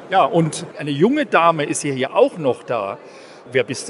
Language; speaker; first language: German; native; German